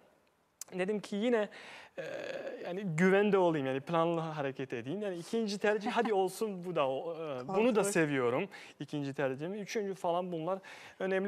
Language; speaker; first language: Turkish; non-native, fluent; Bosnian